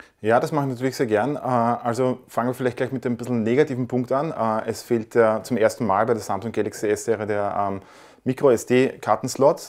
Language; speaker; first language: German; native; German